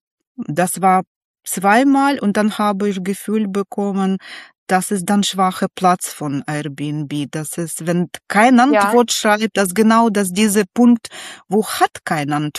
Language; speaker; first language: German; non-native, learner; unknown